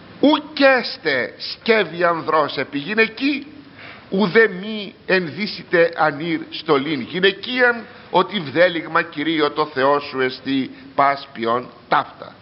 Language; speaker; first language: Greek; native; Greek